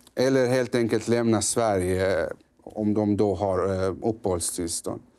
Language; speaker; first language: Swedish; early bilingual, other home language; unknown